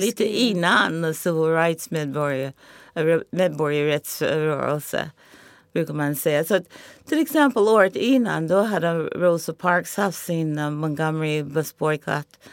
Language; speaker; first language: Swedish; non-native, fluent; English